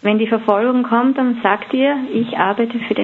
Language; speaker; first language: German; native; German